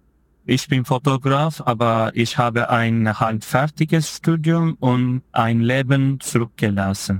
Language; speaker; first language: German; non-native, fluent; Turkish